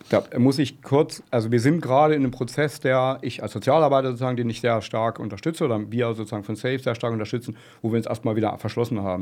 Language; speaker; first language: German; native; German